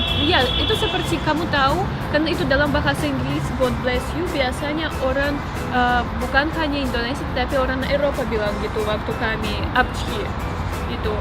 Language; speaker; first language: Indonesian; non-native, learner; Russian